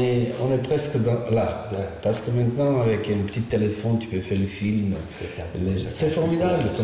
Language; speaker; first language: French; non-native, fluent; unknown